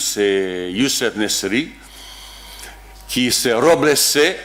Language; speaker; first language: French; non-native, learner; Bosnian